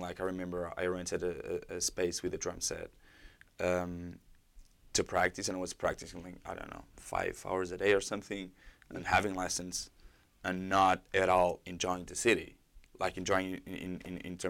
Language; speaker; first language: English; non-native, fluent; Portuguese